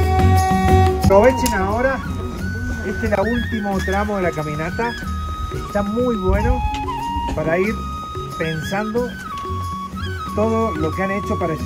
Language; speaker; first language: Spanish; native; Spanish